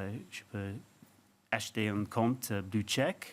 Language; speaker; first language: French; non-native, fluent; English